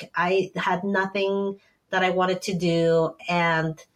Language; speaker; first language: English; non-native, fluent; Spanish